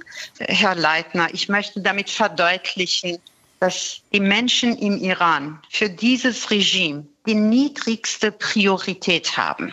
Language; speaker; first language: German; non-native, fluent; Persian